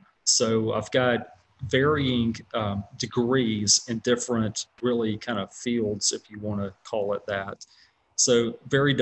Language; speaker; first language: English; native; English